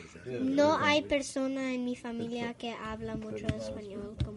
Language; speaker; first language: Spanish; non-native, learner; English